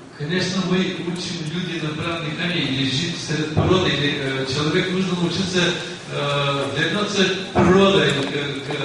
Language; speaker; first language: Russian; non-native, learner; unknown